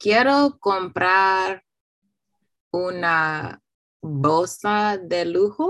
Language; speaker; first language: Spanish; non-native, learner; English